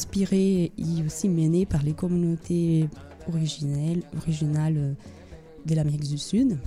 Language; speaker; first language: French; non-native, fluent; Portuguese